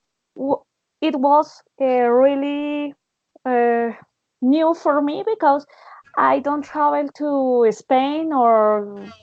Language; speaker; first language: English; non-native, learner; Spanish